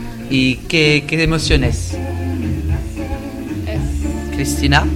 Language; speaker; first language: Spanish; non-native, learner; French